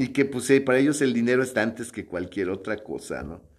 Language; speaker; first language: Spanish; native; Spanish